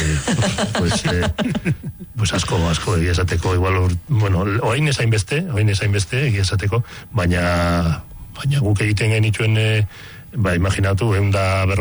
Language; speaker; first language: Basque; non-native, local second language; Spanish